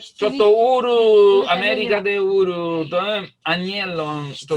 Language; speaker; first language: Japanese; non-native, learner; Italian